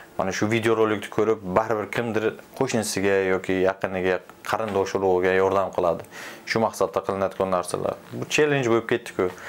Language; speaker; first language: Uzbek; native; Uzbek